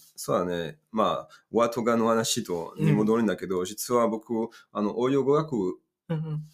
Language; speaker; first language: Japanese; non-native, fluent; French